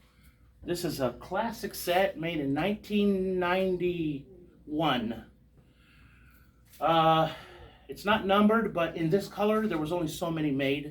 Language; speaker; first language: English; native; English